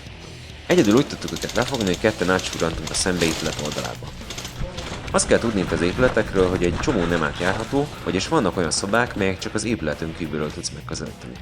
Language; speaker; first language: Hungarian; native; Hungarian